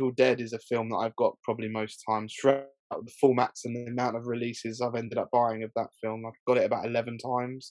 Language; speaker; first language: English; native; English